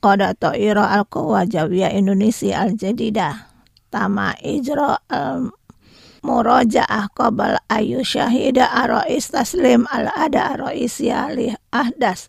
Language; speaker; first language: Arabic; non-native, fluent; Indonesian